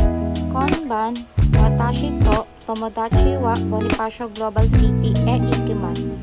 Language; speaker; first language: Japanese; non-native, learner; Filipino